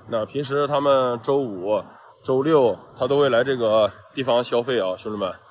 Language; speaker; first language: Chinese; native; Chinese